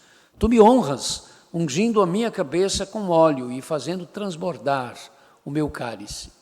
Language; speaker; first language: Portuguese; native; Portuguese